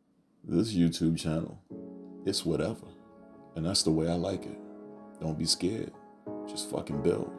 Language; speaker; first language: English; native; English